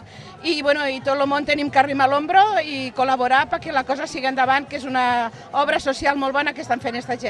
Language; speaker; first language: Catalan; non-native, local second language; Spanish